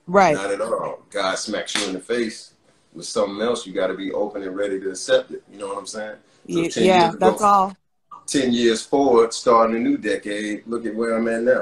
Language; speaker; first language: English; native; English